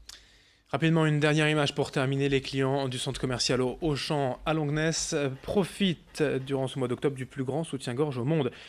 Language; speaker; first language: French; native; French